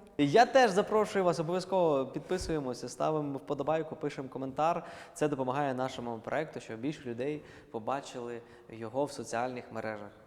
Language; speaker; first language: Ukrainian; native; Ukrainian